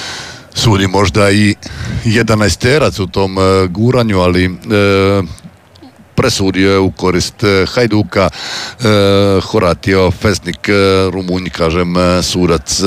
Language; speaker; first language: Serbian; native; Serbian